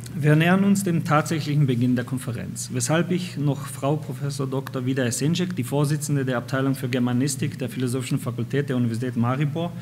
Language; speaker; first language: German; non-native, fluent; Slovenian